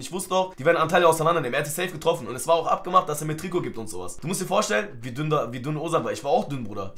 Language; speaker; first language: German; early bilingual, other home language; Turkish